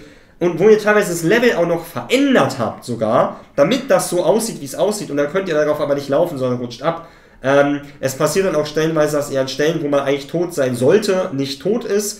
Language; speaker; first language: German; native; German